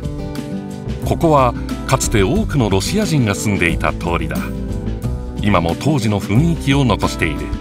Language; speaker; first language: Japanese; native; Japanese